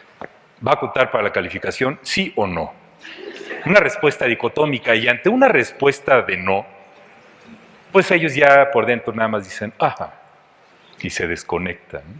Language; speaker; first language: Spanish; native; Spanish